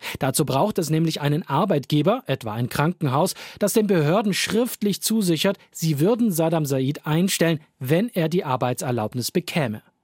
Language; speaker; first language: German; native; German